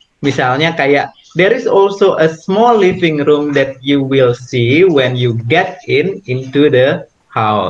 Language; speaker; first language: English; non-native, fluent; Indonesian